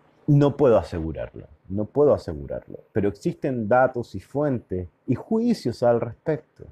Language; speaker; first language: Spanish; native; Spanish